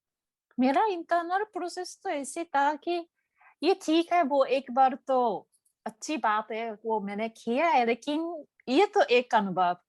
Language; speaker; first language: Hindi; non-native, learner; Japanese